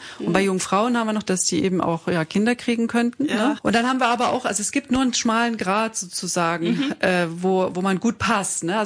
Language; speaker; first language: German; native; German